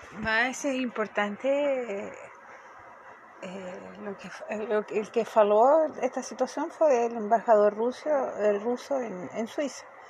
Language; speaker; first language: Portuguese; non-native, fluent; Spanish